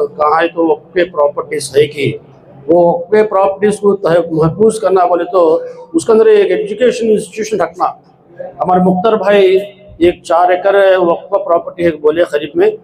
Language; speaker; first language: Urdu; native; Urdu